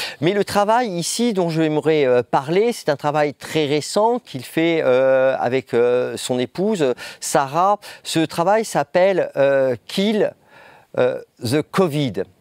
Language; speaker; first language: French; native; French